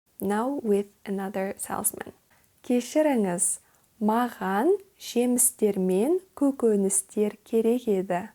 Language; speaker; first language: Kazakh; native; Kazakh